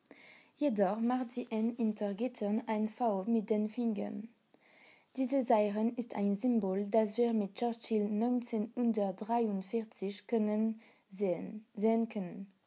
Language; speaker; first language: German; non-native, learner; French